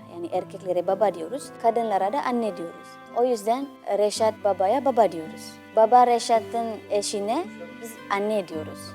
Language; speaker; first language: Turkish; non-native, fluent; Indonesian